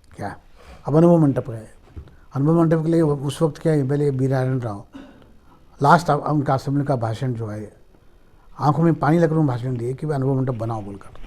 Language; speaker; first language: Hindi; non-native, local second language; Marathi